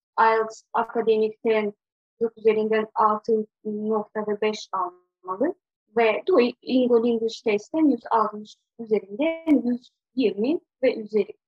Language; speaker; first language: Turkish; non-native, fluent; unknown